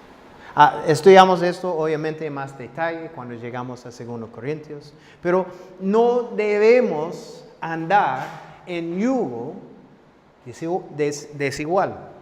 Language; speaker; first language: Spanish; non-native, fluent; English